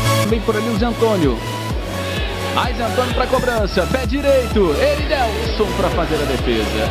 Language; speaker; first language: Portuguese; native; Portuguese